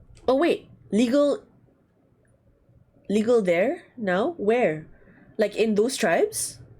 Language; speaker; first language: English; non-native, learner; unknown